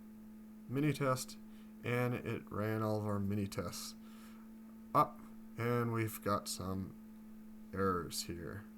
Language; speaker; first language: English; native; English